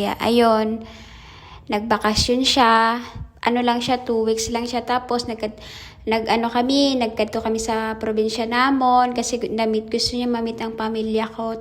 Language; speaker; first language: Filipino; non-native, local second language; Hiligaynon